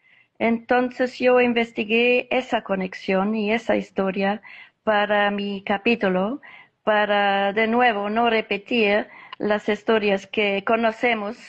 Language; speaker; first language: Spanish; non-native, fluent; English